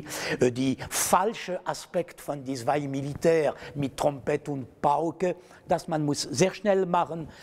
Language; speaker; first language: German; non-native, fluent; French